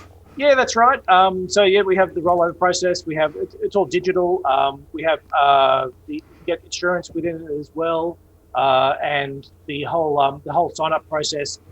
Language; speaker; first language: English; native; English